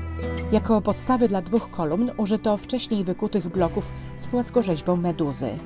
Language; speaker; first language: Polish; native; Polish